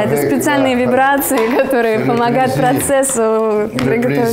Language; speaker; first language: Russian; native; Russian